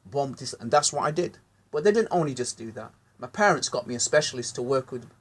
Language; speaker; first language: English; native; English